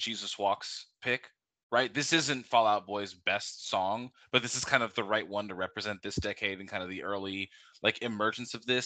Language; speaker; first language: English; native; English